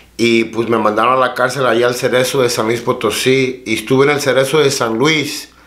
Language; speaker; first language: Spanish; early bilingual, heritage; Spanish